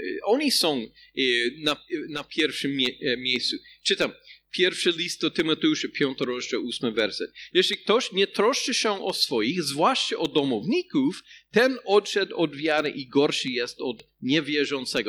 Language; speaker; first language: Polish; non-native, fluent; English